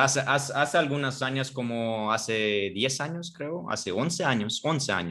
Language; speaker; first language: Spanish; non-native, fluent; Russian